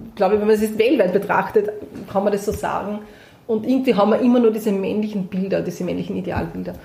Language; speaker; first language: German; native; German